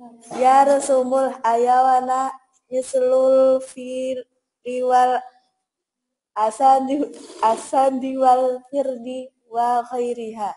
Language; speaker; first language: Arabic; non-native, learner; Indonesian